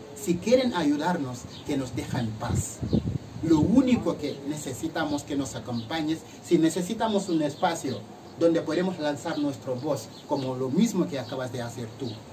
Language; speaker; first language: Spanish; non-native, fluent; Wolof